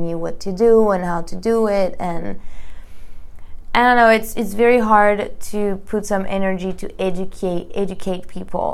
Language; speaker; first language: English; non-native, fluent; French